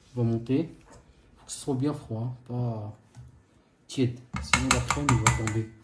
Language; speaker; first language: French; non-native, local second language; Arabic